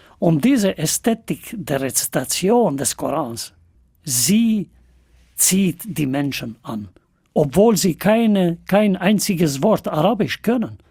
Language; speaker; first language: German; non-native, fluent; Albanian